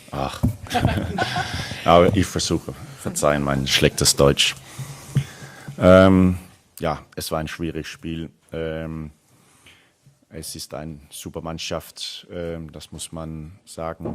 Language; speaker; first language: German; non-native, learner; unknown